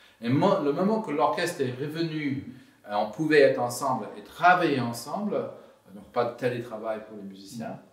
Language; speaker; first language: French; non-native, fluent; English